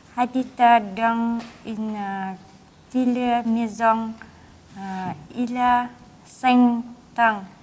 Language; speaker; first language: French; non-native, learner; Vietnamese